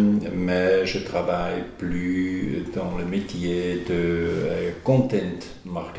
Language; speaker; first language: French; non-native, learner; German